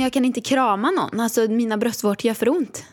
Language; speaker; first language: Swedish; native; Swedish